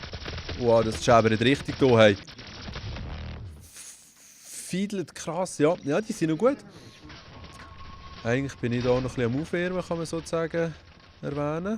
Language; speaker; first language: German; native; German